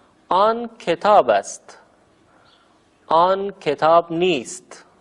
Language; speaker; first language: Persian; non-native, fluent; Urdu